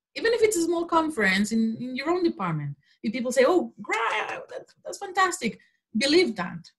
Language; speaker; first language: English; non-native, fluent; Spanish